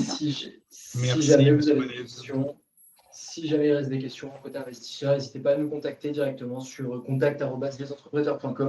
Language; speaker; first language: French; native; French